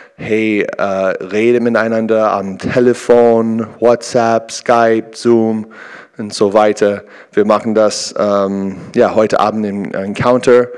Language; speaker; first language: German; non-native, learner; English